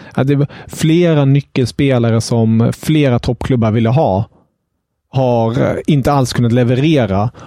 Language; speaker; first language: Swedish; non-native, fluent; German